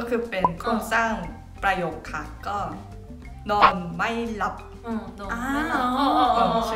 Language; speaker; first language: Thai; non-native, fluent; Korean